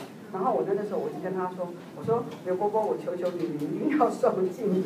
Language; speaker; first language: Chinese; native; Chinese